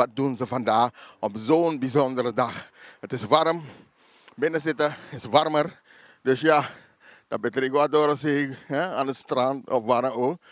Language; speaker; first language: Dutch; native; Dutch